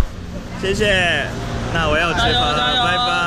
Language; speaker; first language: Chinese; non-native, learner; Japanese